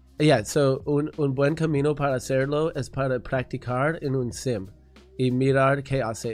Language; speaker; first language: Spanish; non-native, learner; English